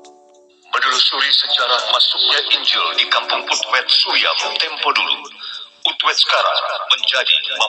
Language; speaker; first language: Indonesian; native; Indonesian